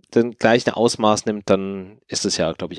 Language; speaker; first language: German; native; German